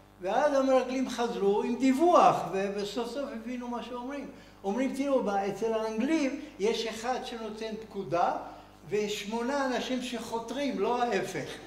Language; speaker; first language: Hebrew; non-native, fluent; Arabic